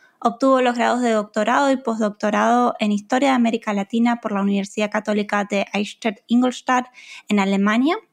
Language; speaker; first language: Spanish; native; Spanish